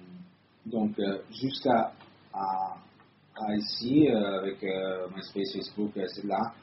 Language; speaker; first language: French; non-native, fluent; Italian